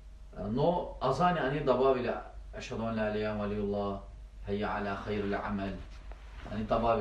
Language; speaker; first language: Russian; non-native, learner; Azerbaijani